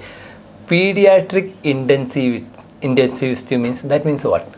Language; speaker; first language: Malayalam; native; Malayalam